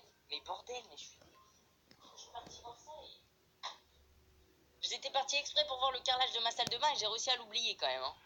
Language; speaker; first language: French; native; French